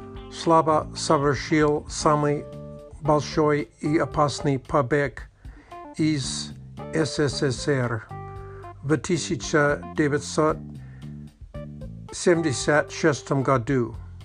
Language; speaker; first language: Russian; non-native, learner; English